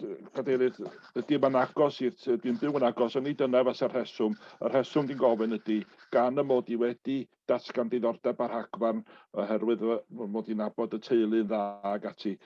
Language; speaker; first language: Welsh; native; Welsh